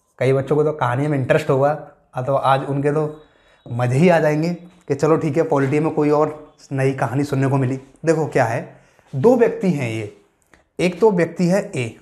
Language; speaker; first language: Hindi; native; Hindi